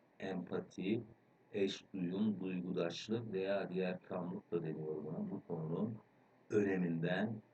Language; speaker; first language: Turkish; native; Turkish